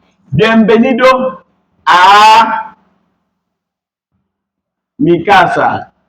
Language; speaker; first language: Spanish; non-native, learner; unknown